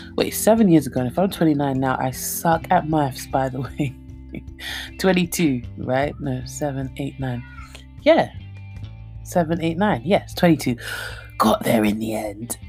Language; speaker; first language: English; native; English